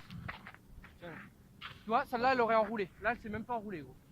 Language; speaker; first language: French; native; French